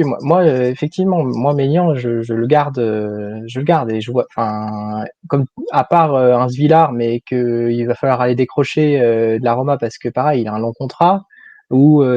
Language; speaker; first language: French; native; French